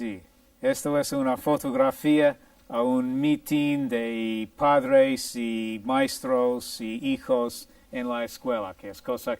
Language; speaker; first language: Spanish; non-native, fluent; English